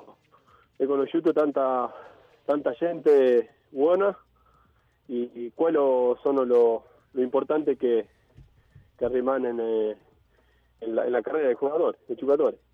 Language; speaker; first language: Italian; non-native, fluent; Spanish